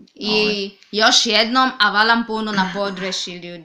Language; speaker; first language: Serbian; non-native, learner; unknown